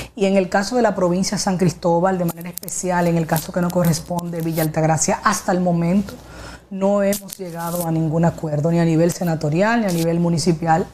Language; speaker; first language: Spanish; native; Spanish